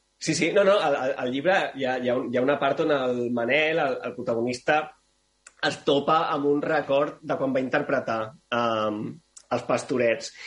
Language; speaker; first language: Catalan; non-native, local second language; Spanish